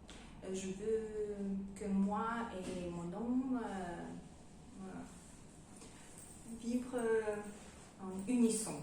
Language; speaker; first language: French; non-native, learner; Russian